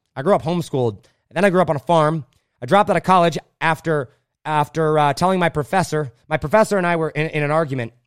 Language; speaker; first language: English; native; English